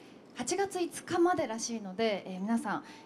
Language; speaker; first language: Japanese; native; Japanese